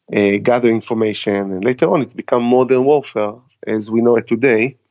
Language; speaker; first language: English; non-native, fluent; Hebrew